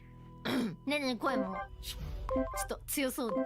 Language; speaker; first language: Japanese; native; Japanese